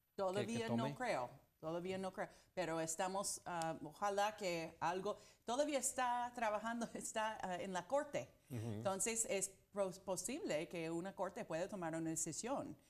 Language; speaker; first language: Spanish; non-native, fluent; English